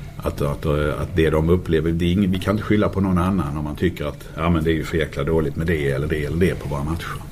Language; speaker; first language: Swedish; native; Swedish